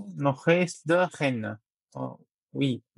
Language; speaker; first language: French; non-native, learner; Chinese